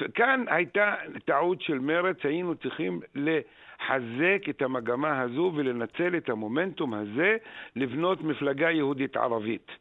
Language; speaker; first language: Hebrew; non-native, local second language; Arabic